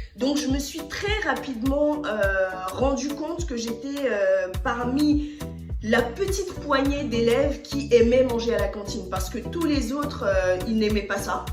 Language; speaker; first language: French; early bilingual, other home language; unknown